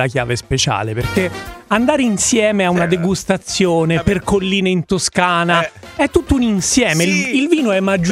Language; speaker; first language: Italian; native; Italian